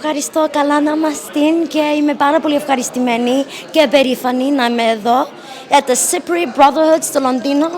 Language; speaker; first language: Greek; early bilingual, heritage; English